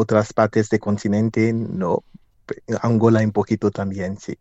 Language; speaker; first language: Spanish; non-native, fluent; English